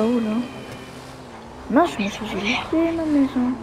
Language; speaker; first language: French; native; French